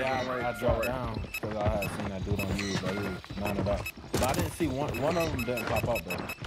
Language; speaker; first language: English; native; English